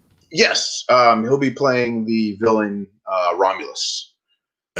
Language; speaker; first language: English; native; English